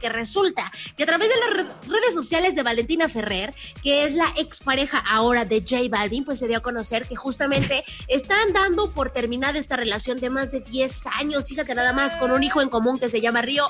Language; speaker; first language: Spanish; native; Spanish